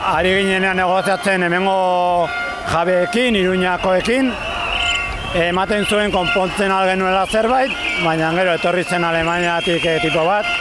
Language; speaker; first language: Basque; non-native, local second language; Spanish